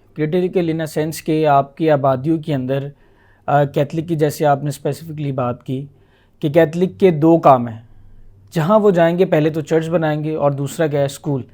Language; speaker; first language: Urdu; native; Urdu